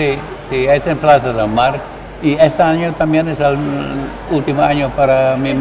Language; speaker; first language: Spanish; non-native, learner; Dutch